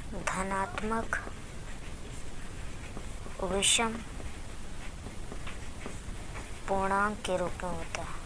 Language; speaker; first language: Hindi; native; Hindi